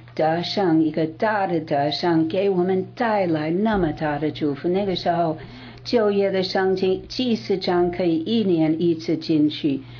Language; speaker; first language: Chinese; non-native, fluent; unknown